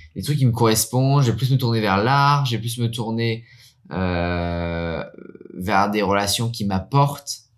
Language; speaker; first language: French; early bilingual, heritage; French